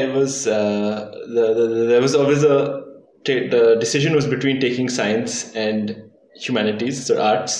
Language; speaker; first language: English; non-native, local second language; Hindi